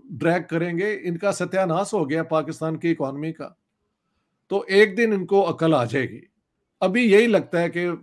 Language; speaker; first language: Urdu; non-native, local second language; Punjabi